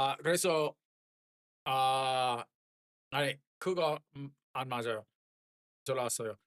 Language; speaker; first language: Korean; non-native, learner; English